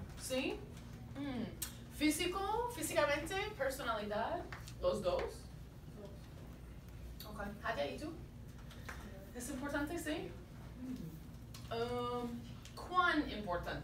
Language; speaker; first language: Spanish; non-native, fluent; English